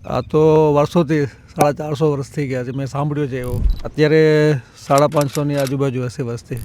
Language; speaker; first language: Gujarati; non-native, local second language; Kachhi